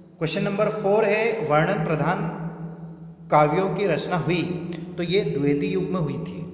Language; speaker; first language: Hindi; native; Hindi